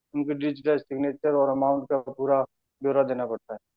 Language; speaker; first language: Hindi; native; Hindi